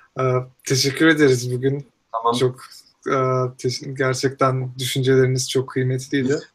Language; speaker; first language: Turkish; native; Turkish